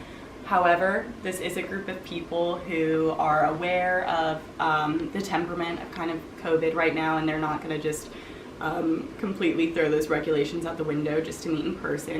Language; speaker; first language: English; native; English